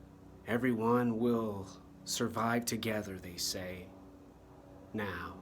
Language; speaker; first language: English; native; English